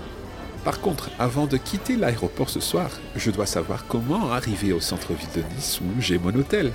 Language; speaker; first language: French; non-native, fluent; English